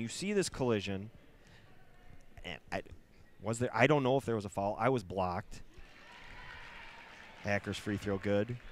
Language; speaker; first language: English; native; English